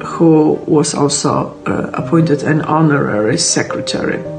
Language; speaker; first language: English; non-native, fluent; Polish